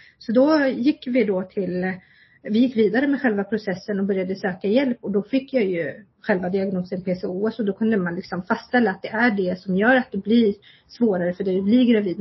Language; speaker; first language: Swedish; early bilingual, other home language; Kurdish